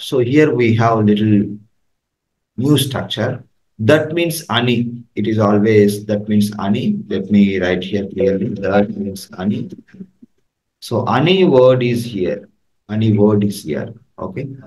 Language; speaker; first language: English; non-native, local second language; Telugu